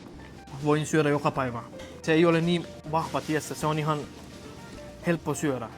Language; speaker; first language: Finnish; non-native, learner; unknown